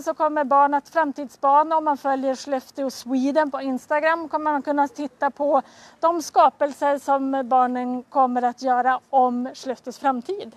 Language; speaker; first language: Swedish; native; Swedish